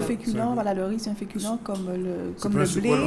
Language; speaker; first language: French; native; French